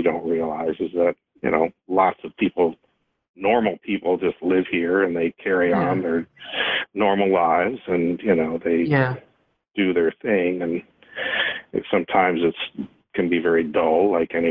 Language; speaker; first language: English; native; English